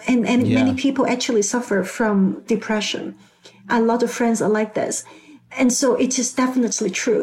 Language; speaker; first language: English; non-native, local second language; Cantonese